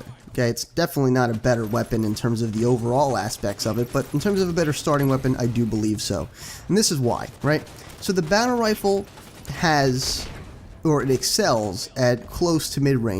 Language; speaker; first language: English; native; English